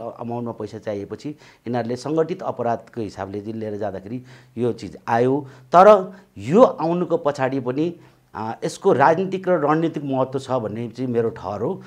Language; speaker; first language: Nepali; native; Nepali